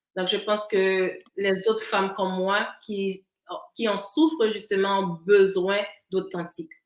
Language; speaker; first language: French; non-native, local second language; Haitian Creole